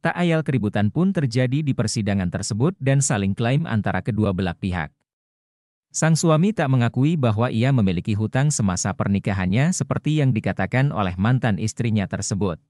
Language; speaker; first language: Indonesian; native; Indonesian